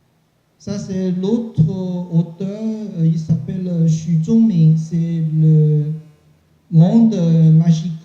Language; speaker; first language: French; non-native, learner; Chinese